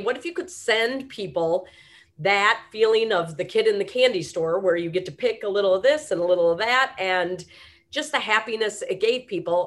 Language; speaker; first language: English; native; English